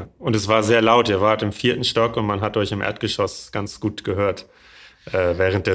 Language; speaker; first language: German; native; German